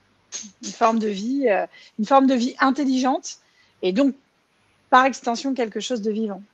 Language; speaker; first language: French; native; French